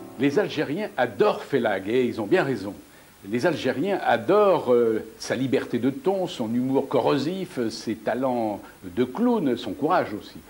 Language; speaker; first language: French; native; French